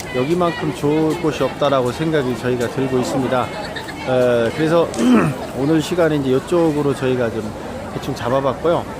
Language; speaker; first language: Korean; native; Korean